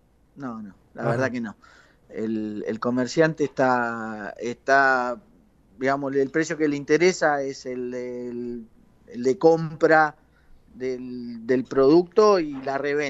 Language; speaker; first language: Spanish; native; Spanish